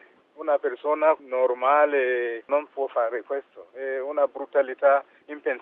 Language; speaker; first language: Italian; non-native, fluent; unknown